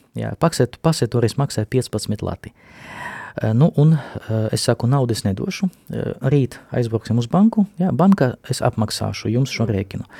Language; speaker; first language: Latvian; non-native, local second language; Russian